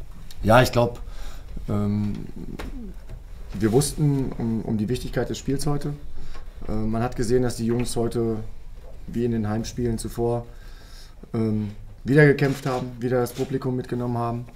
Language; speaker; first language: German; native; German